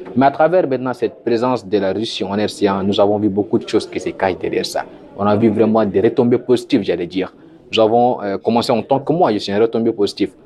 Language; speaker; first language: French; non-native, local second language; Sango